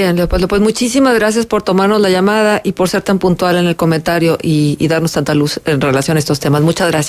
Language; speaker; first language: Spanish; native; Spanish